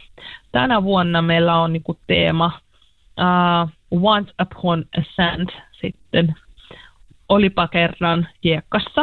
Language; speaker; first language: Finnish; non-native, learner; Russian